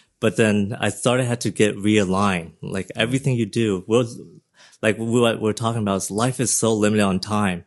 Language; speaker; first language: English; early bilingual, other home language; Vietnamese